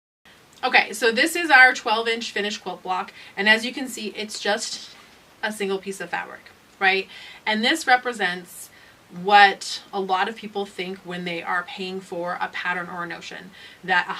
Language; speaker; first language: English; native; English